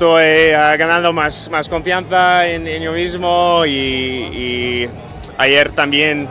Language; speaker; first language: Spanish; non-native, fluent; English